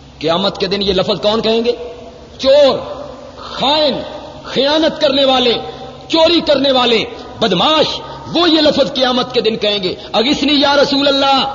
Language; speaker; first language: Urdu; non-native, local second language; Punjabi